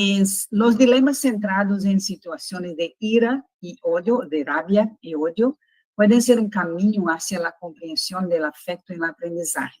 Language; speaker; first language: Spanish; non-native, fluent; Portuguese